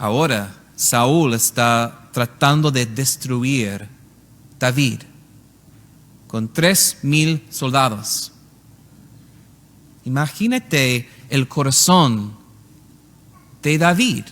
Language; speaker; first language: Spanish; non-native, learner; English